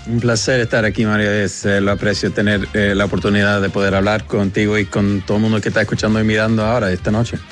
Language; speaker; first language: Spanish; early bilingual, heritage; Spanish